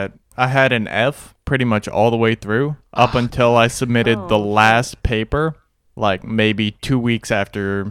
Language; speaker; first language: English; native; English